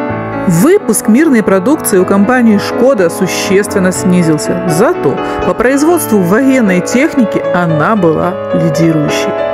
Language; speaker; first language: Russian; native; Russian